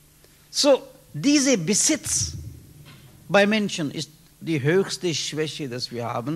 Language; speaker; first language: German; non-native, learner; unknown